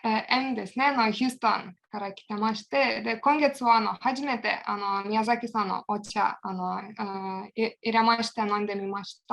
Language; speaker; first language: Japanese; non-native, fluent; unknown